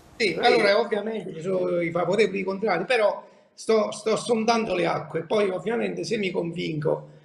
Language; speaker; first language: Italian; native; Italian